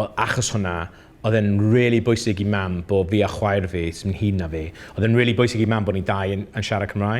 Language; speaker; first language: Welsh; non-native, local second language; English